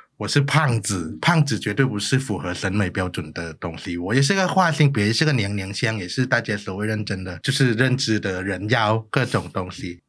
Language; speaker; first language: Chinese; non-native, fluent; Thai